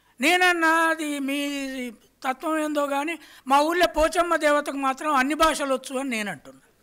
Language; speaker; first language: Telugu; native; Telugu